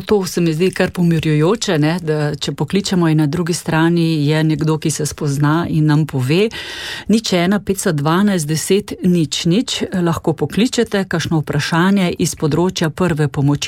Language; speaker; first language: Slovenian; native; Slovenian